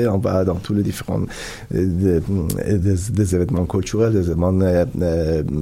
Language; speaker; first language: French; non-native, fluent; Persian